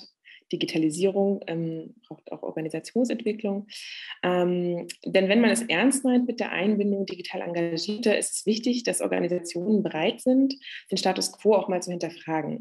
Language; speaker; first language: German; native; German